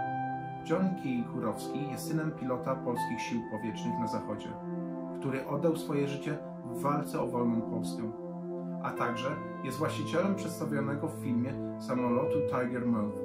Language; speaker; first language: Polish; native; Polish